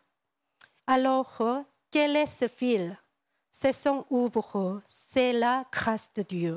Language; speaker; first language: French; non-native, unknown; Korean